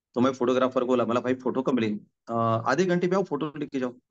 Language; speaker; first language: Hindi; non-native, local second language; Marathi